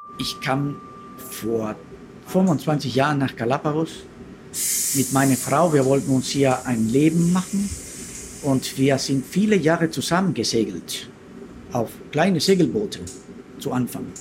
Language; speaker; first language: German; non-native, fluent; Spanish